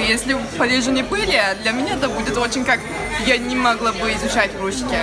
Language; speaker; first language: Russian; non-native, learner; Turkish